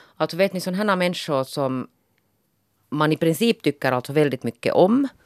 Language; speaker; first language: Swedish; native; Swedish